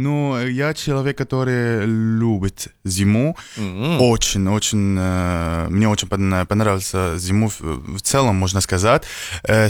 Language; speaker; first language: Russian; non-native, learner; Arabic